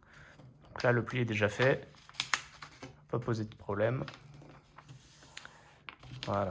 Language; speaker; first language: French; native; French